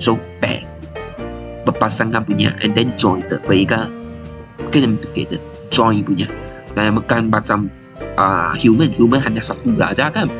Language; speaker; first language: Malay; non-native, local second language; Chinese